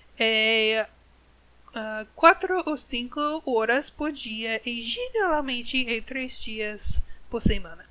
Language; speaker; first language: Portuguese; non-native, learner; English